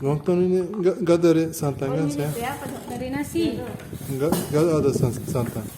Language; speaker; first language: Indonesian; non-native, learner; Turkish